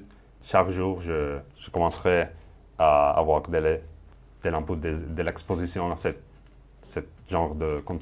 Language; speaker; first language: French; non-native, fluent; Spanish